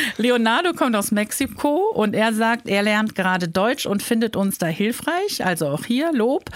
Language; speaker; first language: German; native; German